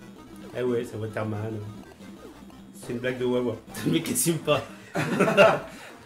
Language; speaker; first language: French; native; French